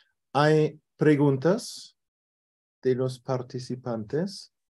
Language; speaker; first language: Spanish; non-native, fluent; German